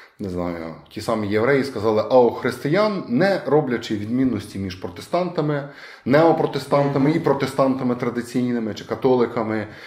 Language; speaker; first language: Ukrainian; native; Ukrainian